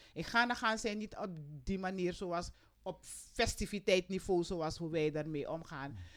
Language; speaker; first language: Dutch; native; Dutch